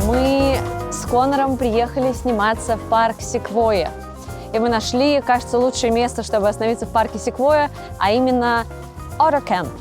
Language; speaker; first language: Russian; native; Russian